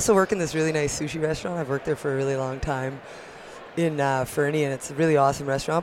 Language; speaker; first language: English; native; English